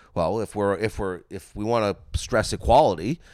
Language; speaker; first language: English; native; English